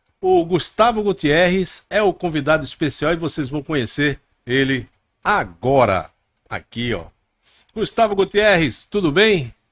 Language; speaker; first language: Portuguese; native; Portuguese